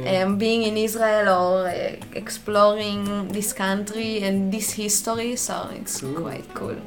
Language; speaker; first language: English; non-native, fluent; Hebrew